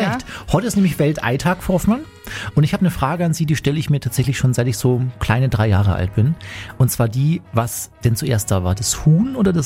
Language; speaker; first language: German; native; German